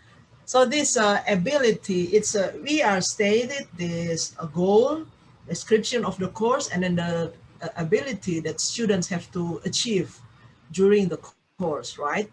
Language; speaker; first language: English; non-native, learner; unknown